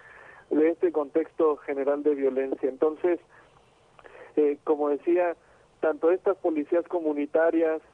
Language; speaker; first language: Spanish; native; Spanish